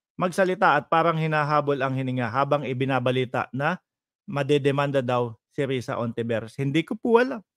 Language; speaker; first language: Filipino; native; Filipino